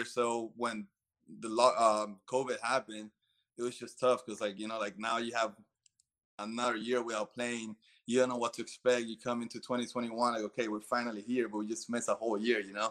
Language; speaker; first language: English; early bilingual, other home language; Spanish